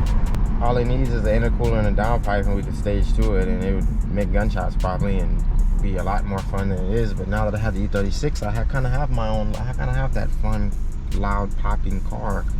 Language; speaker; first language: English; native; English